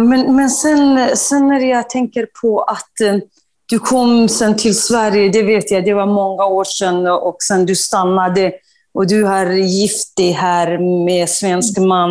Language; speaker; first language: Swedish; non-native, fluent; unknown